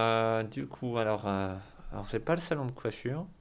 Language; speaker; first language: French; native; French